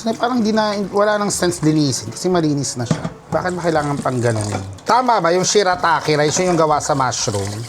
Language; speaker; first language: Filipino; non-native, local second language; Pampanga